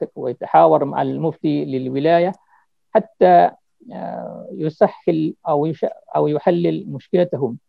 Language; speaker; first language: Arabic; non-native, fluent; Malay